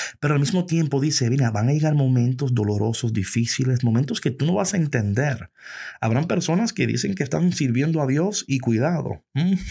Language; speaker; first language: Spanish; early bilingual, heritage; Spanish